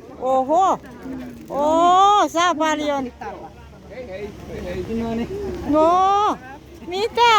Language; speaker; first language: Finnish; non-native, learner; Thai